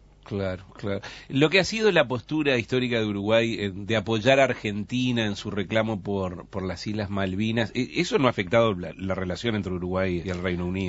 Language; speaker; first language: Spanish; native; Spanish